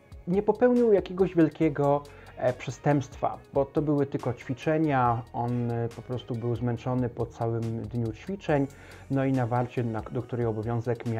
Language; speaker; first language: Polish; native; Polish